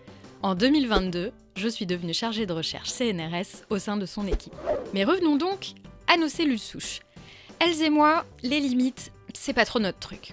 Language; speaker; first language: French; early bilingual, other home language; Arabic